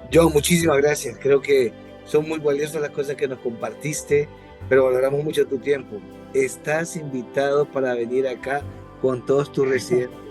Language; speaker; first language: Spanish; native; Spanish